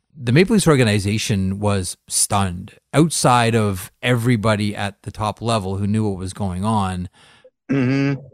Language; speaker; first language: English; native; English